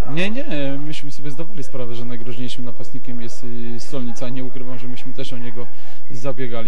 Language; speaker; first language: Polish; native; Polish